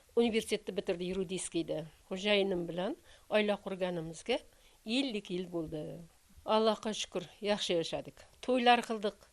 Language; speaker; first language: Uzbek; non-native, local second language; Kazakh